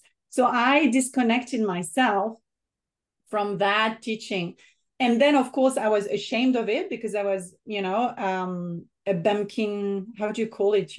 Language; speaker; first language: English; non-native, fluent; French